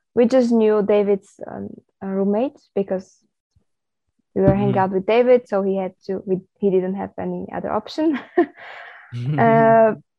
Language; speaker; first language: English; non-native, fluent; Slovak